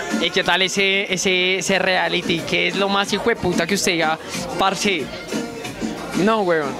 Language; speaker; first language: Spanish; native; Spanish